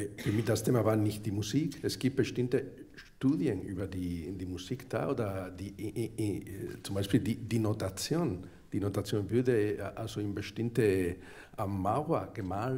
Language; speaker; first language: German; non-native, fluent; Spanish